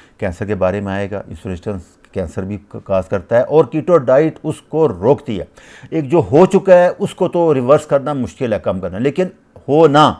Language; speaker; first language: Urdu; native; Urdu